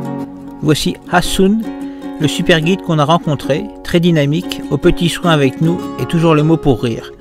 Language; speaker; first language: French; native; French